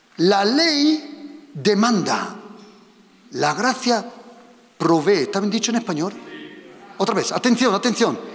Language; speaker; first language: Spanish; non-native, fluent; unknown